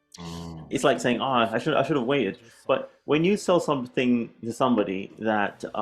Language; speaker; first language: English; native; English